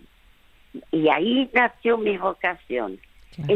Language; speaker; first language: Spanish; early bilingual, other home language; French